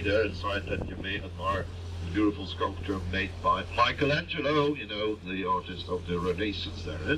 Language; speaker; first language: English; non-native, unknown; Dutch